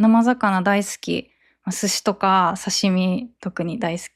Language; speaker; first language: Japanese; native; Japanese